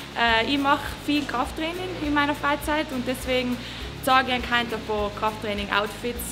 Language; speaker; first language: German; native; German